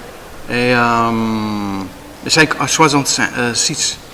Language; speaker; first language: French; non-native, learner; Dutch